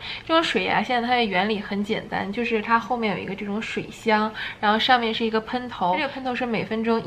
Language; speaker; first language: Chinese; native; Chinese